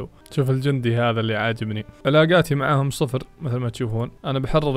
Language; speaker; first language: Arabic; native; Arabic